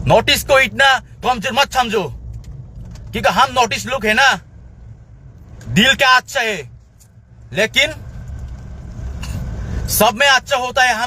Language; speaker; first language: Hindi; non-native, local second language; Kok Borok